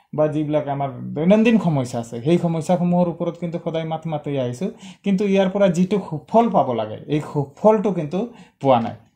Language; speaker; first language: Assamese; non-native, local second language; Sadri